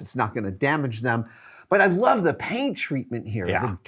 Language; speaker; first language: English; native; English